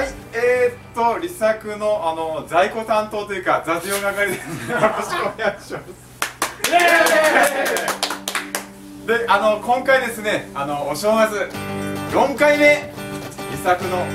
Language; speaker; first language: Japanese; native; Japanese